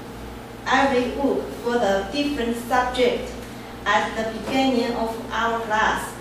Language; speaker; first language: English; non-native, learner; Chinese